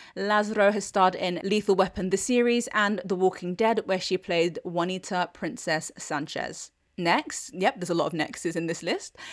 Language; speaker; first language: English; native; English